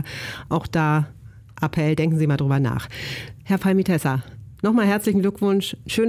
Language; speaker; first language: German; native; German